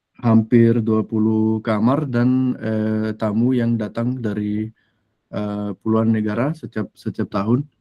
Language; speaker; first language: Indonesian; non-native, fluent; French